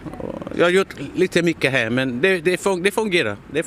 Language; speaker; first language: Swedish; non-native, fluent; English